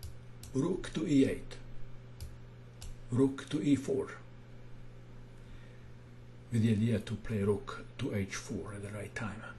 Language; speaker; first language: English; non-native, fluent; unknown